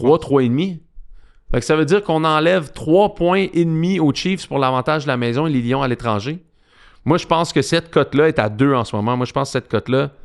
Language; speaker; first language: French; native; French